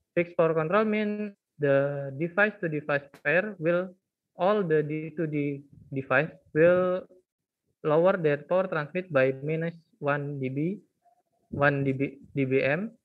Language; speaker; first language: English; non-native, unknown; Indonesian